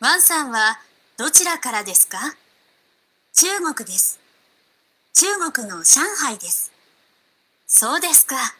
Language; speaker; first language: Japanese; non-native, learner; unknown